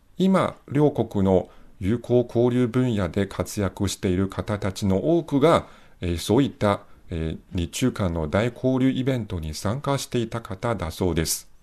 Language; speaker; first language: Japanese; non-native, fluent; Chinese